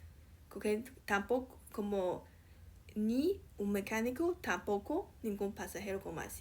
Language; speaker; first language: Spanish; non-native, fluent; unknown